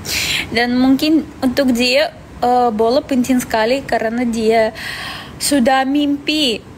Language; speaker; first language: Indonesian; non-native, fluent; Russian